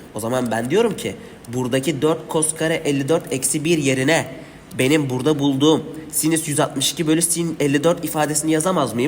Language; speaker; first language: Turkish; native; Turkish